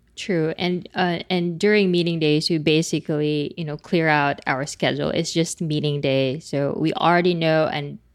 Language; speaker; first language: English; non-native, local second language; Filipino